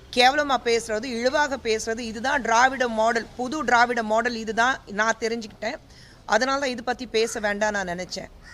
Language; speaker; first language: Tamil; non-native, fluent; Hindi